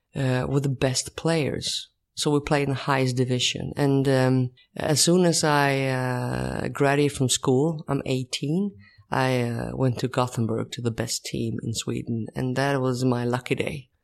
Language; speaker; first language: English; non-native, fluent; Swedish